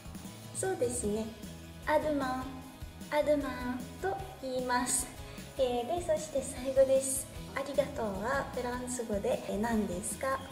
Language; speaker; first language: Japanese; non-native, fluent; French